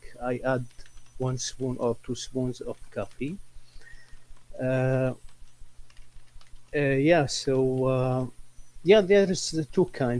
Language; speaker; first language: English; non-native, learner; Arabic